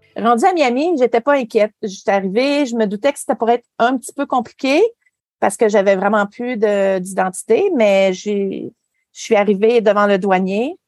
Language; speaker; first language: French; native; French